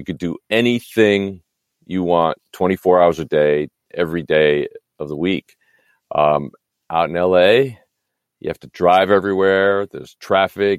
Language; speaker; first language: English; native; English